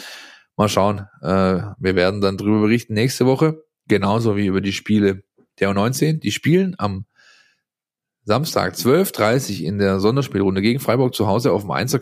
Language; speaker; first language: German; native; German